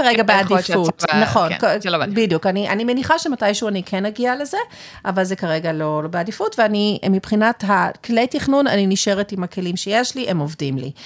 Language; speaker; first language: Hebrew; native; Hebrew